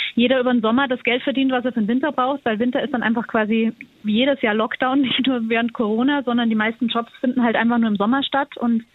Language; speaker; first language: German; native; German